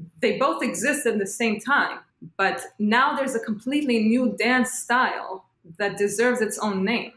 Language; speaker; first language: English; non-native, fluent; Hebrew